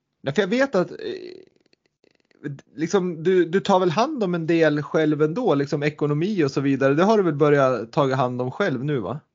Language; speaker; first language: Swedish; native; Swedish